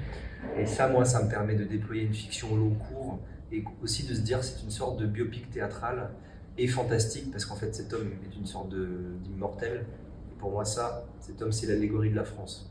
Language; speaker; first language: French; native; French